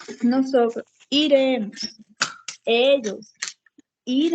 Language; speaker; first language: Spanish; non-native, fluent; Portuguese